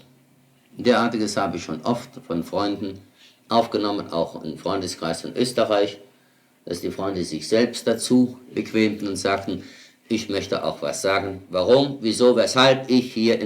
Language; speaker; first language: German; native; German